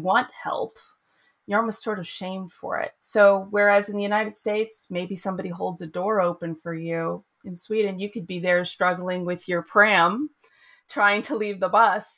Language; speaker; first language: English; native; English